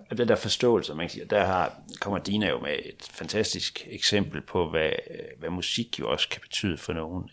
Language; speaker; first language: Danish; native; Danish